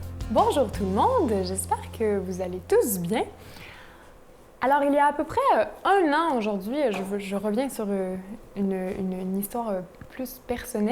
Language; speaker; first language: French; native; French